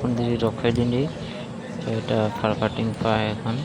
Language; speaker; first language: Hindi; non-native, local second language; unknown